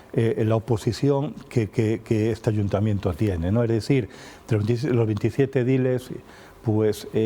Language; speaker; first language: Spanish; native; Spanish